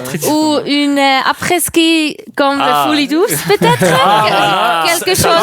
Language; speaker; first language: French; non-native, learner; German